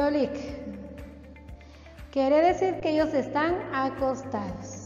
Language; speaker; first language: Spanish; non-native, local second language; Kaqchikel